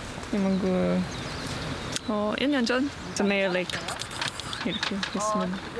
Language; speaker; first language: Korean; non-native, learner; English